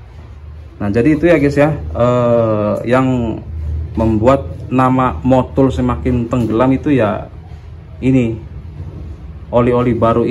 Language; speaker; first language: Indonesian; non-native, local second language; Sundanese